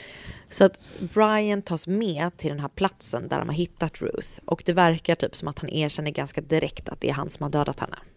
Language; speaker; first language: Swedish; native; Swedish